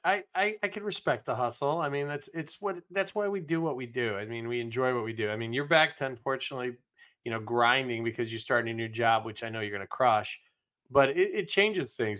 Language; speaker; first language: English; native; English